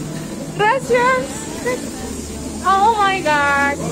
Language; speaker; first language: Spanish; non-native, learner; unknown